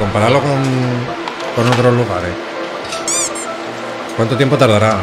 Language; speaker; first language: Spanish; native; Spanish